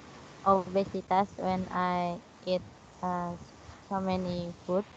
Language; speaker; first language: English; non-native, learner; Indonesian